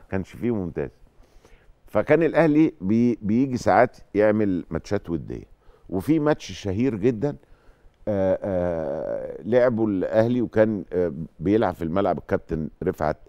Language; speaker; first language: Arabic; native; Arabic